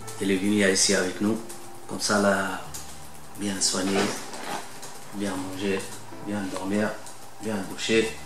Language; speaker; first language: French; non-native, learner; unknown